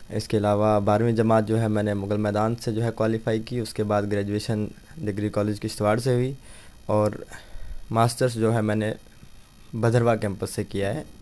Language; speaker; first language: Urdu; non-native, local second language; Gujari